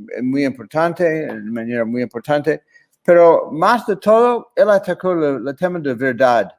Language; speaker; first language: Spanish; non-native, fluent; English